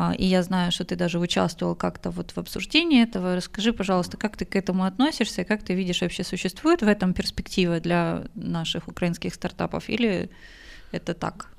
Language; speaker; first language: Russian; native; Russian